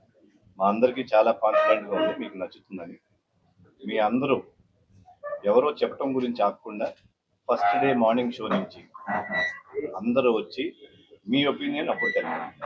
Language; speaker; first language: Telugu; native; Telugu